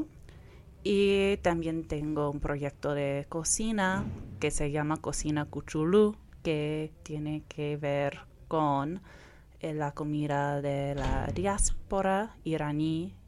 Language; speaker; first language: Spanish; non-native, fluent; English